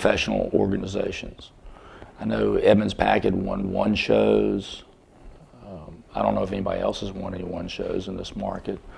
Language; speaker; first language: English; native; English